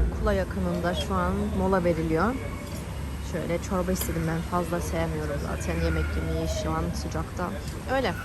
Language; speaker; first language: Turkish; early bilingual, heritage; Turkish